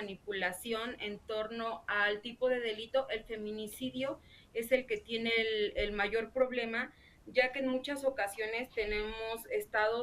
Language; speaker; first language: Spanish; native; Spanish